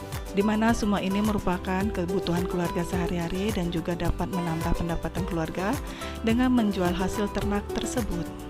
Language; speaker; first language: Indonesian; native; Indonesian